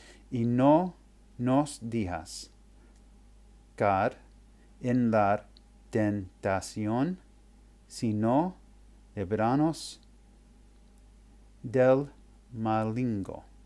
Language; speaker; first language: Spanish; non-native, learner; English